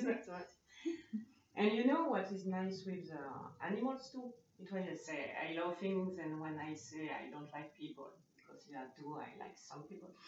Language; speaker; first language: English; non-native, learner; French